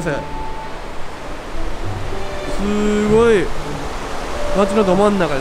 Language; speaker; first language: Japanese; native; Japanese